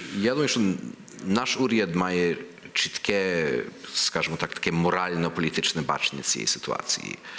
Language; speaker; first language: Ukrainian; early bilingual, heritage; Ukrainian